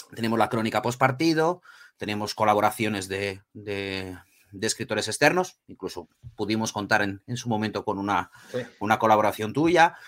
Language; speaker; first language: Spanish; early bilingual, other home language; Portuguese